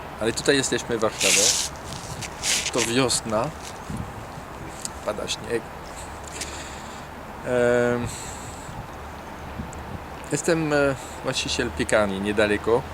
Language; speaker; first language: Polish; non-native, learner; French